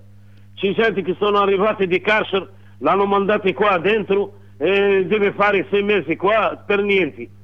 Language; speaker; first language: Italian; non-native, learner; Arabic